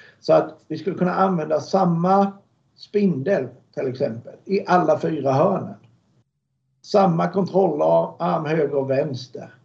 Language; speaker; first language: Swedish; native; Swedish